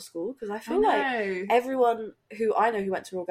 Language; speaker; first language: English; native; English